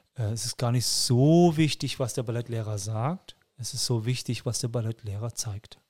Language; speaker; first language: German; native; German